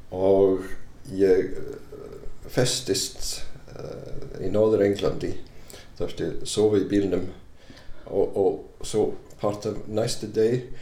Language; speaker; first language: Icelandic; non-native, fluent; English